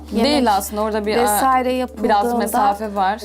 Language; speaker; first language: Turkish; native; Turkish